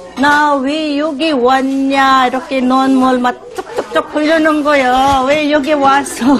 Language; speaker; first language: Korean; non-native, learner; Filipino